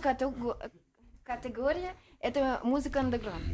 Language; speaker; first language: Russian; non-native, learner; French